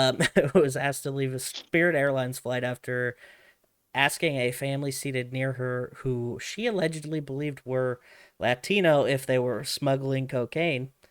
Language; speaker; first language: English; native; English